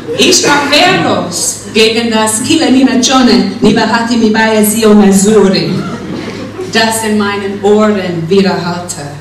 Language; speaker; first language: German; non-native, fluent; English